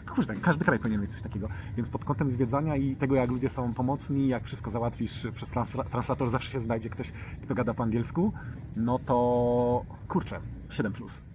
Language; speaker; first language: Polish; native; Polish